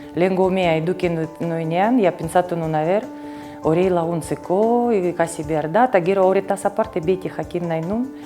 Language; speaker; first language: Basque; non-native, learner; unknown